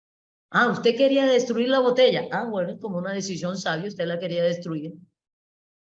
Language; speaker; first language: Spanish; native; Spanish